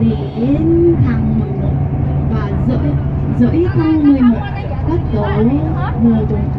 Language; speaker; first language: Vietnamese; non-native, learner; Korean